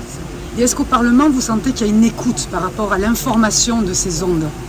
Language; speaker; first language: French; native; French